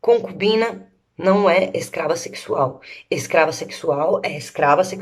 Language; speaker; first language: Portuguese; native; Portuguese